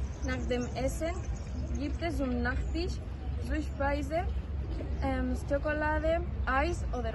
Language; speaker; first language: German; non-native, learner; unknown